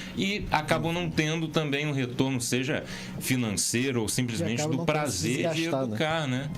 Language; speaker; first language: Portuguese; native; Portuguese